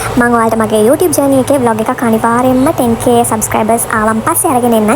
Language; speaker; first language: Sinhala; non-native, local second language; Tamil